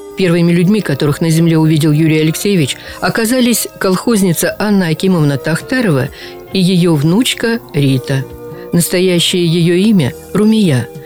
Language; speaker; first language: Russian; native; Russian